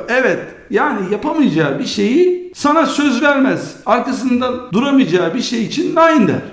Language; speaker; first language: Turkish; early bilingual, heritage; Turkish